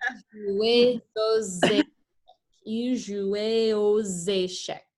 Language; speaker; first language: French; non-native, fluent; English